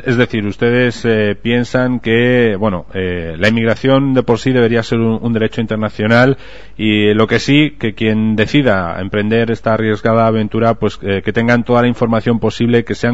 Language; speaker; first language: Spanish; native; Spanish